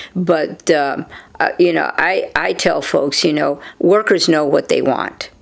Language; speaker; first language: English; native; English